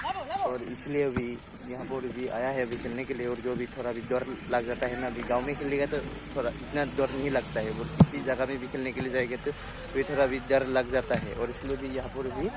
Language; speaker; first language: Hindi; non-native, local second language; Bodo